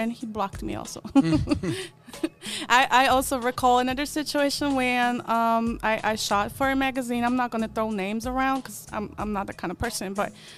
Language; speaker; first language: English; non-native, fluent; Polish